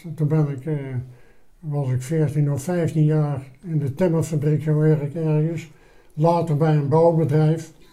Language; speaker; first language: Dutch; native; Dutch